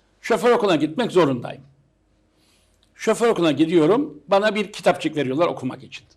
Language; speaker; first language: Turkish; native; Turkish